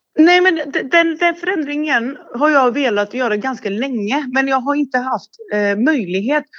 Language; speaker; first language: Swedish; early bilingual, other home language; Bosnian